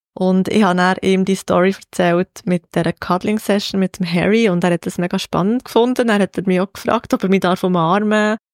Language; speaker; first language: German; native; German